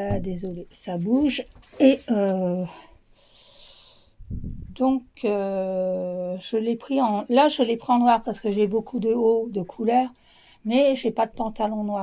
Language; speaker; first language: French; native; French